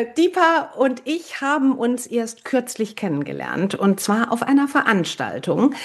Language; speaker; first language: German; native; German